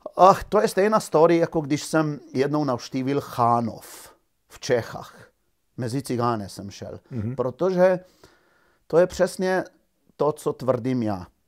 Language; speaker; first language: Czech; native; Czech